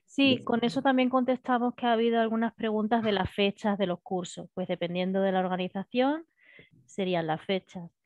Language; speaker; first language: Spanish; native; Spanish